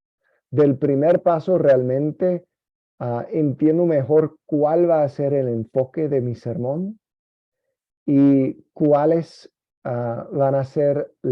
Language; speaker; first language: Spanish; non-native, fluent; English